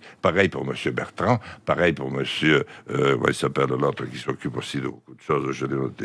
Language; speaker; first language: French; native; French